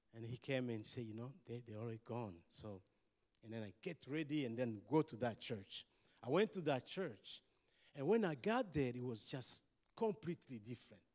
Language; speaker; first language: English; non-native, local second language; Kinyarwanda